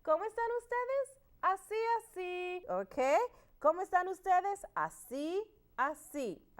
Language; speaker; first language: Spanish; non-native, learner; English